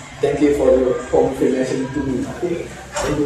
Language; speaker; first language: English; non-native, learner; Indonesian